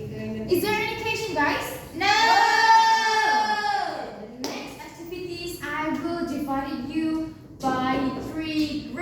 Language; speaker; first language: English; non-native, learner; Indonesian